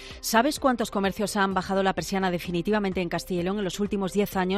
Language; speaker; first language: Spanish; native; Spanish